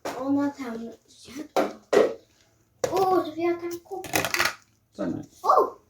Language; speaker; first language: Polish; early bilingual, heritage; Samoan